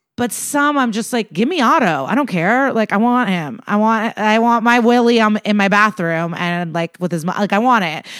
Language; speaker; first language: English; early bilingual, other home language; Russian